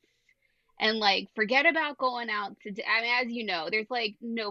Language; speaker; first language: English; native; English